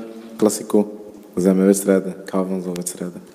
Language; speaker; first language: Dutch; early bilingual, other home language; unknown